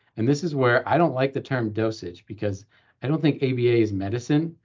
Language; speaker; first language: English; native; English